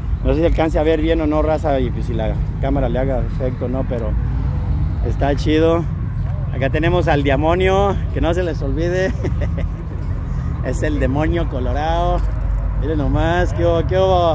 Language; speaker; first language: Spanish; native; Spanish